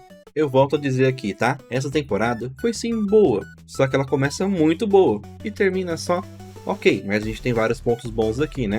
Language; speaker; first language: Portuguese; native; Portuguese